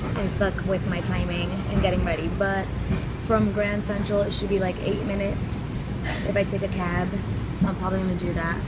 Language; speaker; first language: English; early bilingual, other home language; Spanish